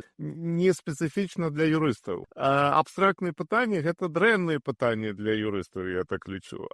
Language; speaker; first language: Belarusian; native; Belarusian